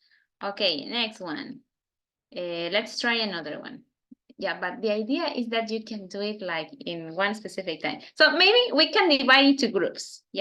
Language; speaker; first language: English; non-native, fluent; Spanish